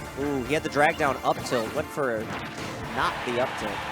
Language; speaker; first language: English; native; English